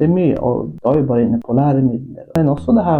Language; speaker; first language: Norwegian; non-native, local second language; Northern Sami